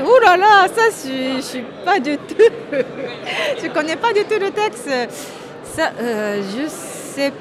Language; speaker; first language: French; non-native, fluent; Japanese